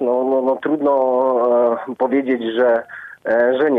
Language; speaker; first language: Polish; native; Polish